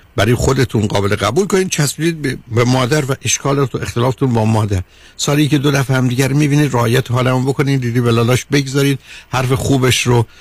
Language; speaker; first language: Persian; native; Persian